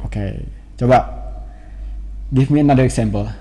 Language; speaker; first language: English; non-native, fluent; Indonesian